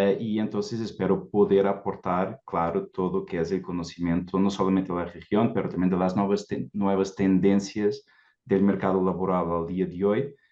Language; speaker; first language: Spanish; non-native, fluent; Portuguese